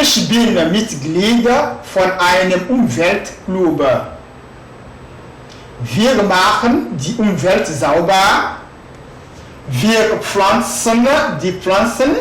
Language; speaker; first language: German; non-native, fluent; French